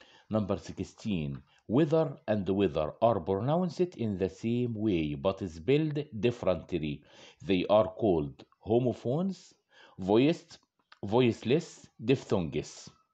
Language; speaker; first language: English; non-native, fluent; Arabic